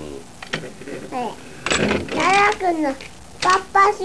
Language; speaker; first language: Japanese; native; Japanese